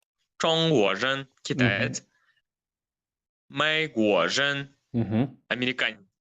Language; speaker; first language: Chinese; non-native, learner; Kyrgyz